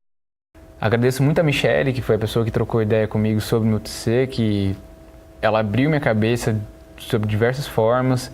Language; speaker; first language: Portuguese; native; Portuguese